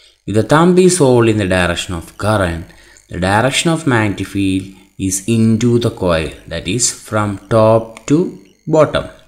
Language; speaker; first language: English; non-native, local second language; Malayalam